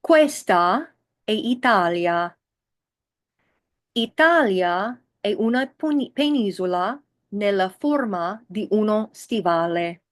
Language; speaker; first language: Italian; non-native, fluent; English